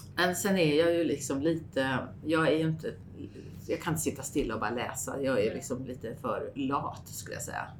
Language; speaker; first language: Swedish; native; Swedish